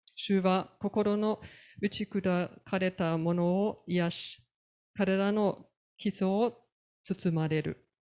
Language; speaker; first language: Japanese; native; Japanese